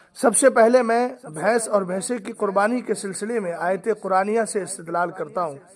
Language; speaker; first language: Urdu; native; Urdu